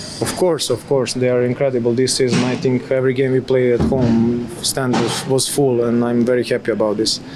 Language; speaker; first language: English; non-native, fluent; Polish